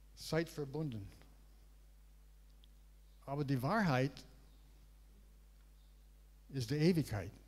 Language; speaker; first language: German; non-native, learner; English